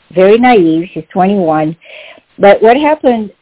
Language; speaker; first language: English; non-native, fluent; French